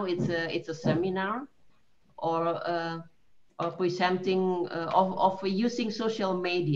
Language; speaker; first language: English; non-native, fluent; Indonesian